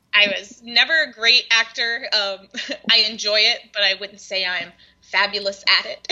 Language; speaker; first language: English; native; English